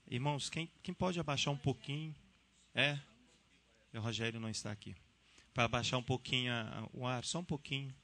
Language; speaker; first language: Portuguese; native; Portuguese